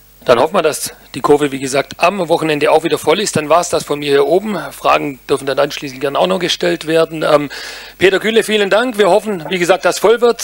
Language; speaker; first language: German; native; German